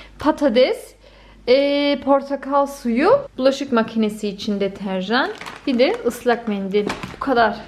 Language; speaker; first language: Turkish; early bilingual, heritage; Turkish